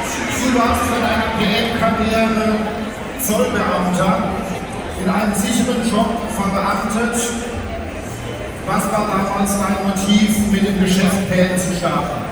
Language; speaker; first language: German; native; German